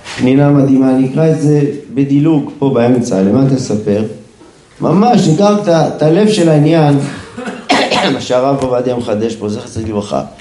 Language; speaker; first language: Hebrew; native; Hebrew